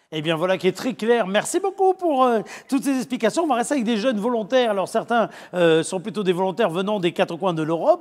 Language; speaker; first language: French; native; French